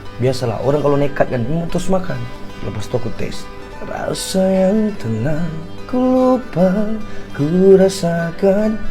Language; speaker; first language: Malay; native; Malay